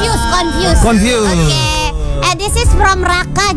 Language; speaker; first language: English; non-native, learner; Indonesian